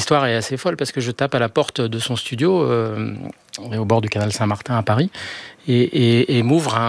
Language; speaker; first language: French; native; French